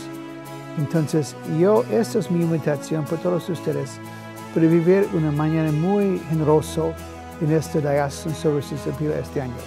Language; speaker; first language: Spanish; non-native, fluent; English